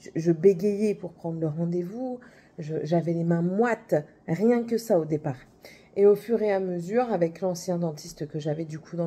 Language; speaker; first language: French; native; French